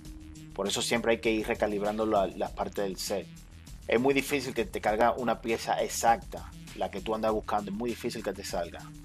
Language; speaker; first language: Spanish; native; Spanish